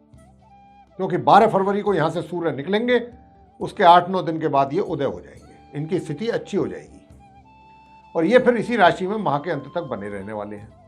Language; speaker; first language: Hindi; native; Hindi